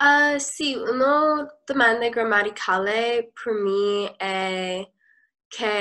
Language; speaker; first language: Italian; non-native, learner; English